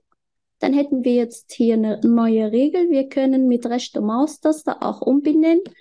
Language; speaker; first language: German; non-native, fluent; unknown